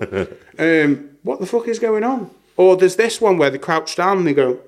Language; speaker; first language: English; native; English